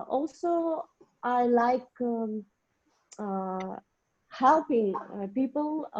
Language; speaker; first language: English; non-native, learner; Russian